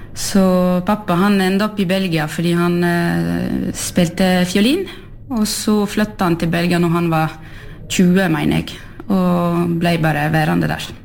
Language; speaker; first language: Norwegian; early bilingual, heritage; French